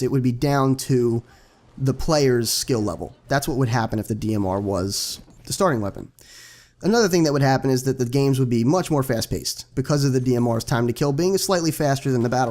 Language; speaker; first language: English; native; English